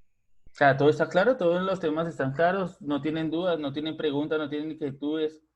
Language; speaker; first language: Spanish; native; Spanish